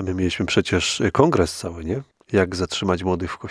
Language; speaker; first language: Polish; native; Polish